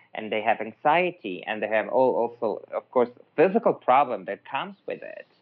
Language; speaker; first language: English; non-native, fluent; Italian